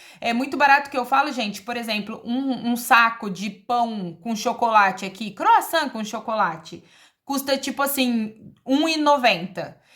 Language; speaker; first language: Portuguese; native; Portuguese